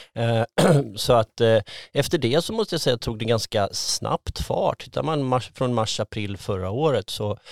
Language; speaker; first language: Swedish; native; Swedish